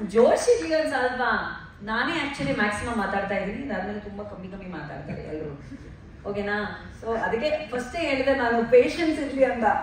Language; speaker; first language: Kannada; non-native, fluent; Hindi